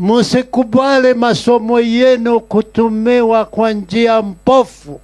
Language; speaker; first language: Swahili; non-native, local second language; Kikuyu